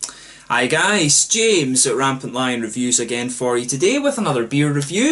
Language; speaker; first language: English; native; English